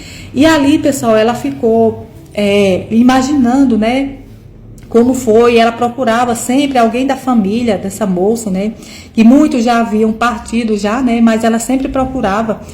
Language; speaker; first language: Portuguese; native; Portuguese